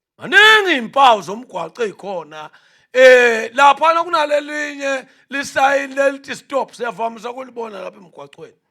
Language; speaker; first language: Zulu; non-native, local second language; Swati